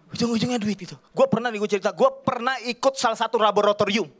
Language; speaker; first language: Indonesian; native; Indonesian